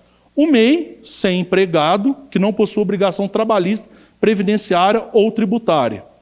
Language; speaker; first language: Portuguese; native; Portuguese